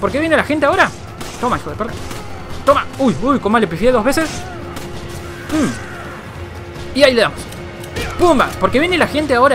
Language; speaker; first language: Spanish; native; Spanish